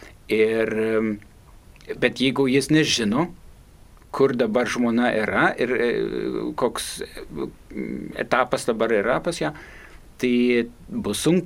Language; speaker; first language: Lithuanian; non-native, fluent; German